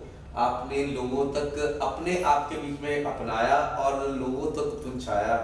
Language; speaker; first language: Hindi; native; Hindi